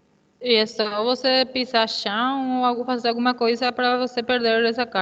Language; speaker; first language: Portuguese; non-native, fluent; Spanish